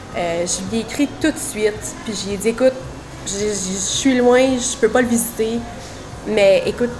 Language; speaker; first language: French; native; French